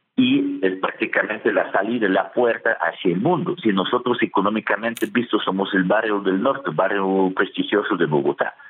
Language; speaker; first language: Spanish; non-native, fluent; Russian